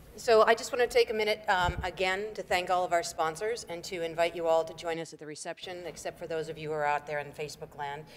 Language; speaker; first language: English; native; English